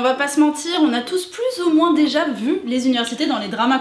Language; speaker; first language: French; native; French